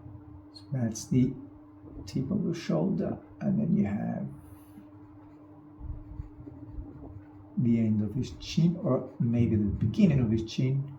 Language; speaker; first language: English; non-native, fluent; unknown